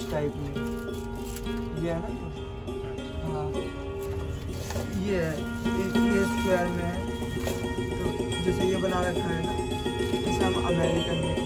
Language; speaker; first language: Hindi; native; Hindi